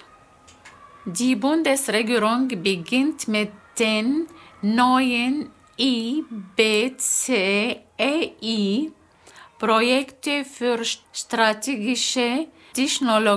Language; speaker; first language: German; non-native, fluent; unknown